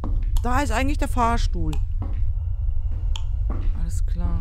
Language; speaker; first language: German; native; German